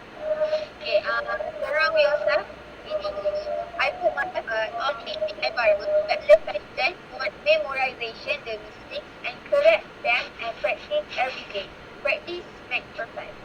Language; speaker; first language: English; non-native, local second language; Malay